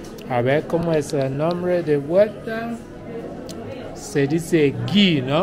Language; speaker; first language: Spanish; non-native, learner; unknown